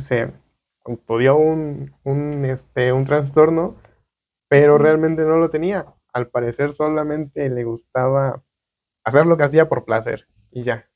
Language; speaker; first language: Spanish; native; Spanish